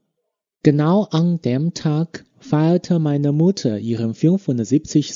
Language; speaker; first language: German; non-native, fluent; Chinese